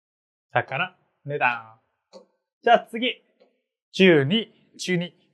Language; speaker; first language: Japanese; non-native, fluent; Korean